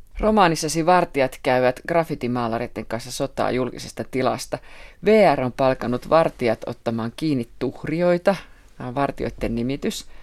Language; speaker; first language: Finnish; native; Finnish